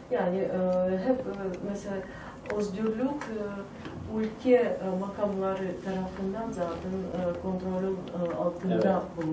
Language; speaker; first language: Turkish; non-native, fluent; Tajik